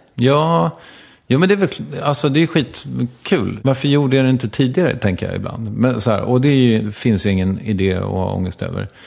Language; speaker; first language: Swedish; native; Swedish